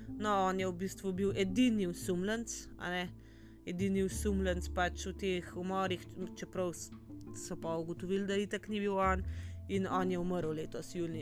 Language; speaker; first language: Slovenian; native; Slovenian